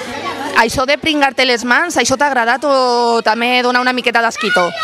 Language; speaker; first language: Catalan; native; Catalan